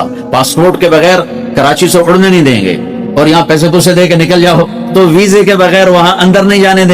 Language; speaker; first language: Hindi; non-native, local second language; Punjabi